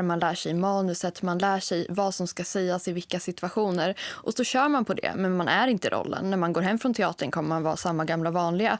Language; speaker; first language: Swedish; native; Swedish